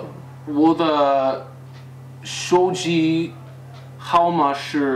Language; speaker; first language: Chinese; non-native, learner; English